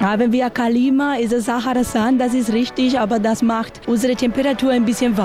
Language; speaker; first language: German; non-native, learner; Spanish